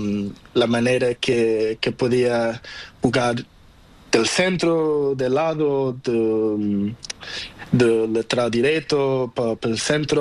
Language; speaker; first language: Spanish; non-native, learner; Portuguese